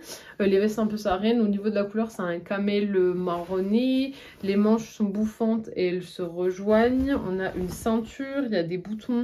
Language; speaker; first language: French; native; French